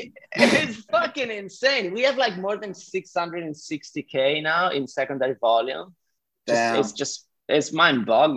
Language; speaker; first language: English; non-native, fluent; Italian